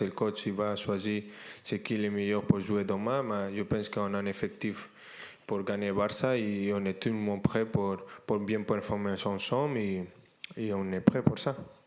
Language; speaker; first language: French; non-native, fluent; Spanish